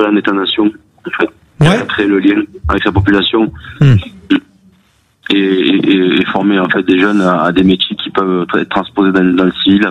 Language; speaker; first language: French; native; French